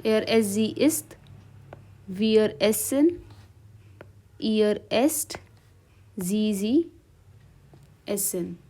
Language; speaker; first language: German; non-native, learner; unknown